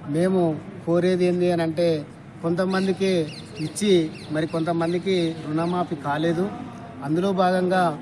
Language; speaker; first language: Telugu; native; Telugu